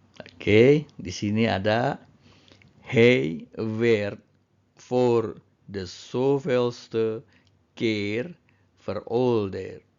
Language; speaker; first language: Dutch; non-native, fluent; Indonesian